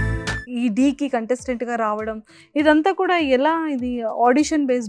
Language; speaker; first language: Telugu; native; Telugu